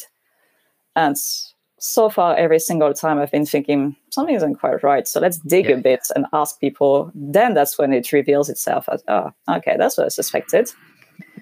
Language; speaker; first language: English; non-native, fluent; French